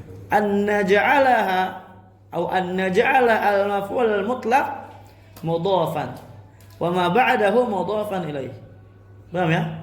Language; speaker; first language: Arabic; non-native, fluent; Indonesian